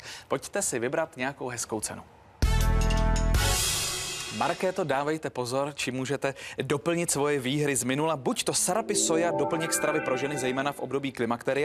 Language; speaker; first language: Czech; native; Czech